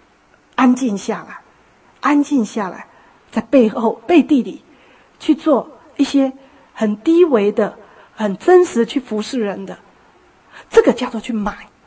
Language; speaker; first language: Chinese; native; Chinese